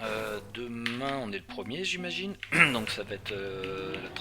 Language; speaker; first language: French; native; French